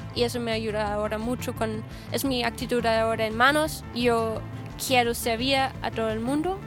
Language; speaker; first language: Spanish; non-native, fluent; German